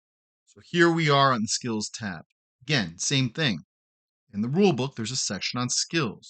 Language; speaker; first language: English; native; English